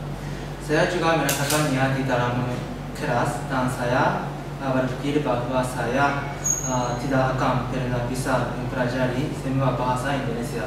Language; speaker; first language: Indonesian; non-native, learner; Japanese